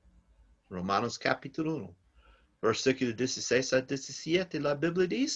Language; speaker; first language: Spanish; non-native, learner; English